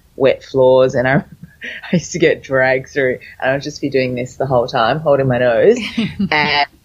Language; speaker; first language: English; early bilingual, other home language; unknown